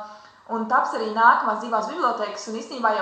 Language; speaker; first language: Latvian; native; Latvian